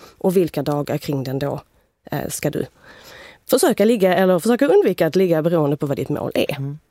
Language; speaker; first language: Swedish; native; Swedish